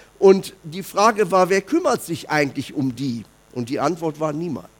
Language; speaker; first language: German; native; German